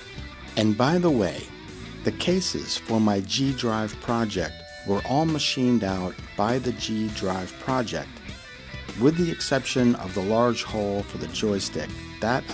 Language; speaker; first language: English; native; English